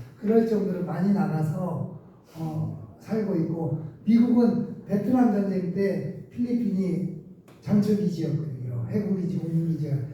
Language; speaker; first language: Korean; native; Korean